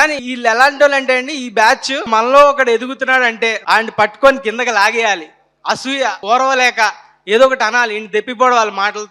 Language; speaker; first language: Telugu; native; Telugu